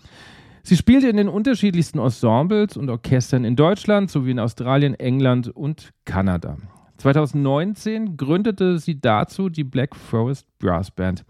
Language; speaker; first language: German; native; German